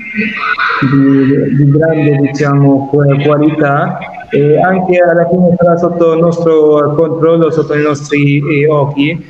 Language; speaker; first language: Italian; non-native, fluent; Arabic